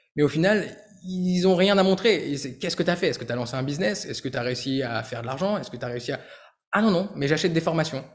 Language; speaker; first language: French; native; French